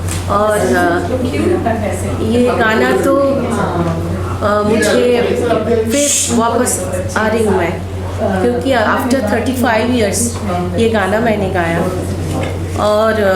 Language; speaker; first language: Hindi; non-native, local second language; Bangla